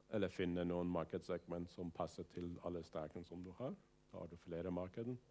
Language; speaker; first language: Norwegian; non-native, fluent; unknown